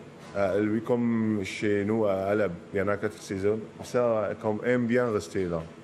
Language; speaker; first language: French; non-native, learner; Arabic